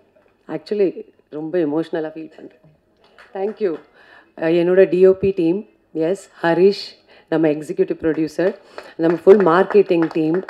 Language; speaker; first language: Tamil; non-native, fluent; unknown